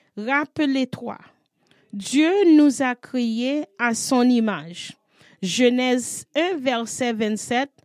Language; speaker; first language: French; non-native, learner; English